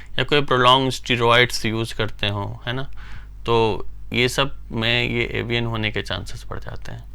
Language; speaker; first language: Hindi; native; Hindi